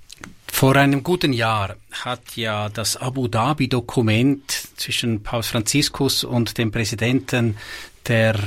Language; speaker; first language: German; native; German